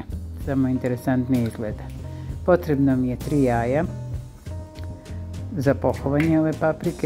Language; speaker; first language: Serbian; native; Serbian